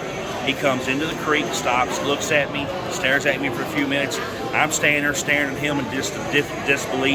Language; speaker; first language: English; native; English